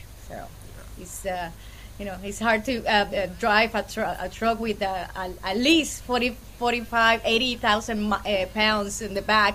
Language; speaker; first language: English; non-native, fluent; Spanish